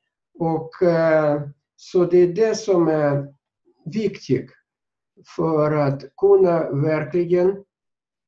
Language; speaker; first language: Swedish; non-native, fluent; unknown